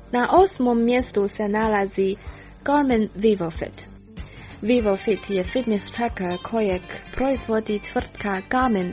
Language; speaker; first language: Croatian; native; Croatian